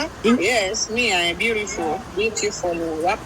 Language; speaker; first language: English; non-native, learner; Spanish